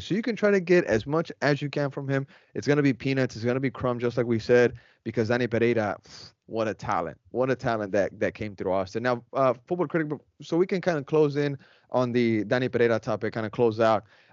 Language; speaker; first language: English; native; English